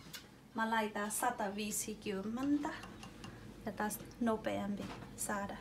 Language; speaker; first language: Finnish; non-native, learner; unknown